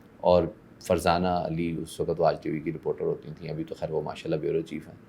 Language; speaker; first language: Urdu; non-native, local second language; Persian